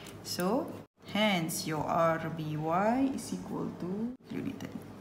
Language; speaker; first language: English; non-native, local second language; Malay